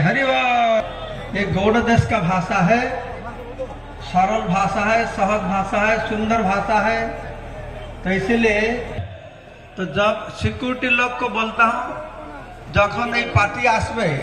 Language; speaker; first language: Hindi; non-native, local second language; Bangla